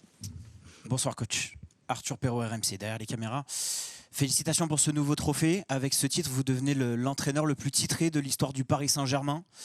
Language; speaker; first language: French; native; French